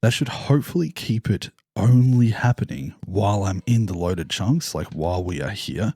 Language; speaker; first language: English; native; English